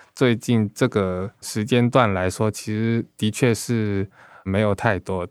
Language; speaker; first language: Chinese; non-native, local second language; Cantonese